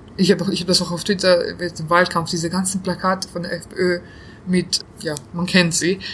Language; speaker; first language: German; early bilingual, other home language; Bosnian